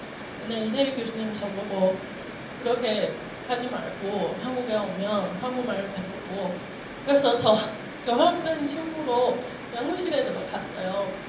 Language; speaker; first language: Korean; non-native, fluent; Chinese